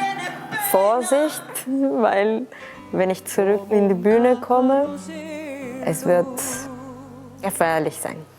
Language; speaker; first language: German; non-native, fluent; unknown